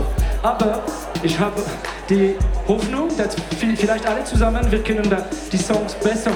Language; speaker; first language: German; non-native, local second language; French